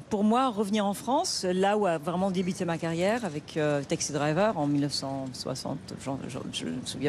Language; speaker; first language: French; non-native, fluent; English